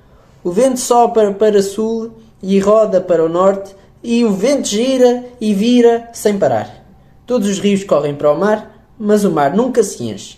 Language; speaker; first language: Portuguese; native; Portuguese